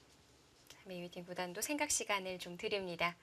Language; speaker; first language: Korean; native; Korean